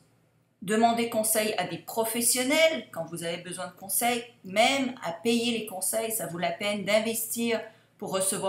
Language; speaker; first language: French; native; French